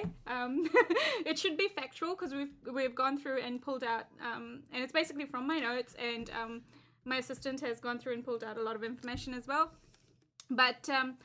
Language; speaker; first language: English; native; English